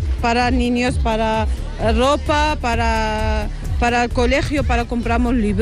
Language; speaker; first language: Spanish; non-native, learner; Arabic